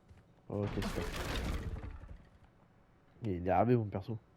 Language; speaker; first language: French; native; French